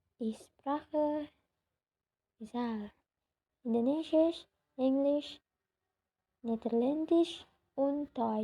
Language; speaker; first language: German; non-native, learner; Indonesian